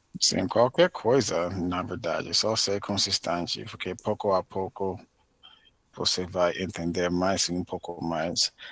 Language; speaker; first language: Portuguese; non-native, fluent; English